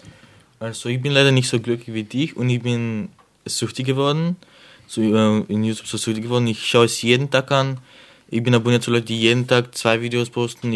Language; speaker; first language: German; non-native, fluent; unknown